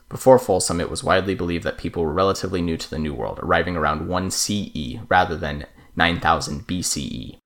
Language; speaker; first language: English; native; English